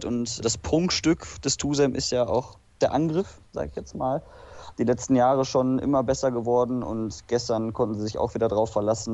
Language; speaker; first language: German; native; German